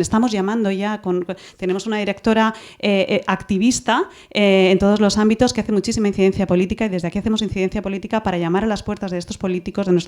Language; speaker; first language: Spanish; native; Spanish